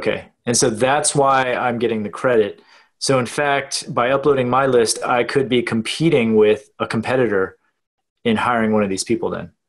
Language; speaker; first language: English; native; English